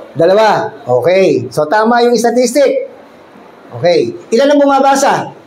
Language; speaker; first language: Filipino; native; Filipino